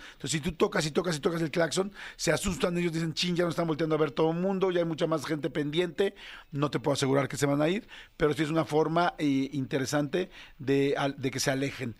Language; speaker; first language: Spanish; native; Spanish